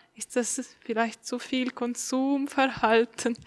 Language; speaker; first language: German; non-native, fluent; Estonian